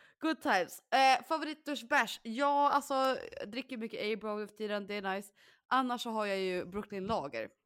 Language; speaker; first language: Swedish; native; Swedish